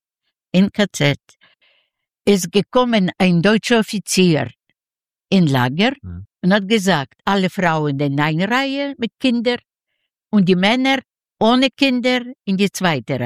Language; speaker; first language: German; non-native, learner; Yiddish